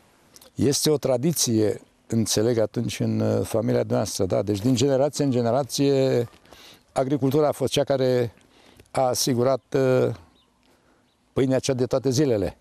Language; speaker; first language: Romanian; native; Romanian